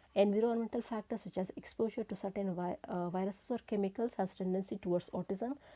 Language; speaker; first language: English; non-native, local second language; Kannada